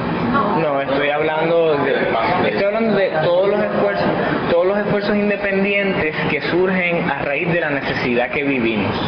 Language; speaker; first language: Spanish; native; Spanish